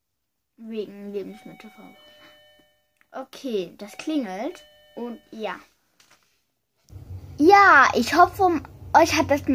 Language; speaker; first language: German; early bilingual, other home language; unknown